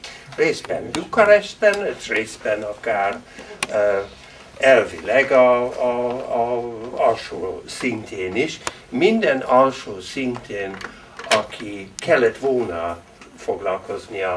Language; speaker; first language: Hungarian; non-native, learner; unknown